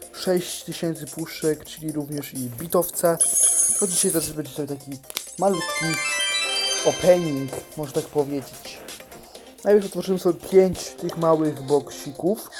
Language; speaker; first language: Polish; native; Polish